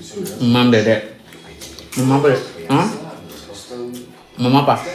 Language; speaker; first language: Indonesian; native; Indonesian